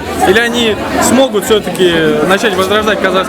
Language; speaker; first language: Russian; native; Russian